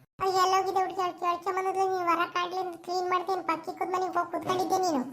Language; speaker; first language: Kannada; native; Kannada